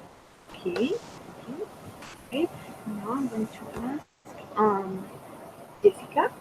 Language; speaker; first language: English; non-native, fluent; Spanish